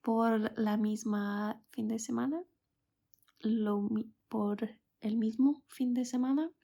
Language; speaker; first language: Spanish; non-native, fluent; English